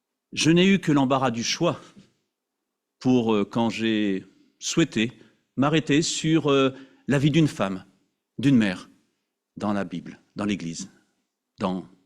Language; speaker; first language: French; native; French